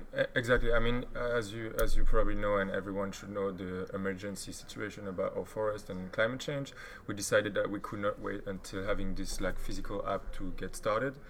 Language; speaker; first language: English; non-native, fluent; French